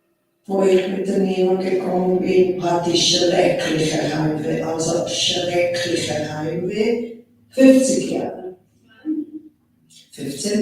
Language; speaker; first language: German; non-native, fluent; Croatian